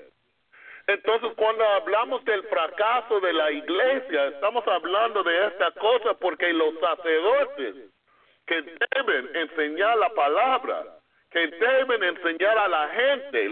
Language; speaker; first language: Spanish; non-native, fluent; English